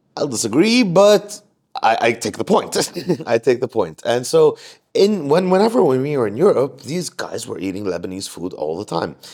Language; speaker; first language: English; non-native, fluent; Arabic